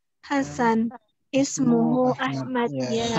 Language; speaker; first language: Arabic; non-native, learner; Indonesian